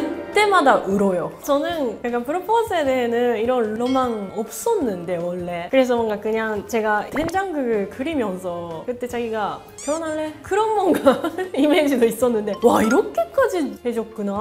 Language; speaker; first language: Korean; non-native, learner; Japanese